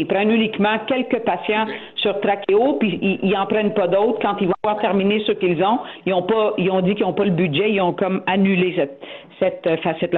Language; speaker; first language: French; native; French